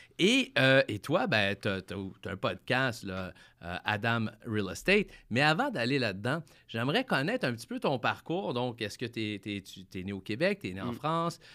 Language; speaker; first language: French; native; French